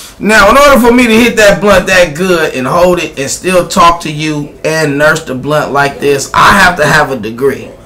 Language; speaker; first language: English; native; English